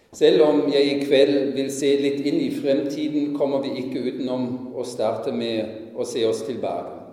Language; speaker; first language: Norwegian; non-native, fluent; German